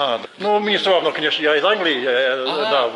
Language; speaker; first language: Russian; non-native, learner; English